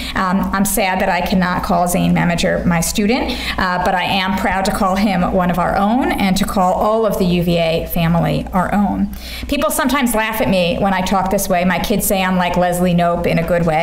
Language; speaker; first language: English; native; English